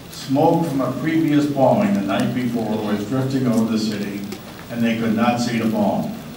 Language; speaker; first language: English; native; English